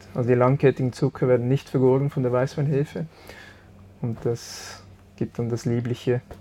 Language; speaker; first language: German; early bilingual, other home language; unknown